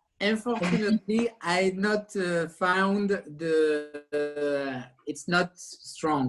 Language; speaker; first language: English; non-native, learner; French